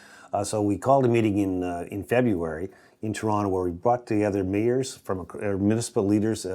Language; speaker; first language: English; native; English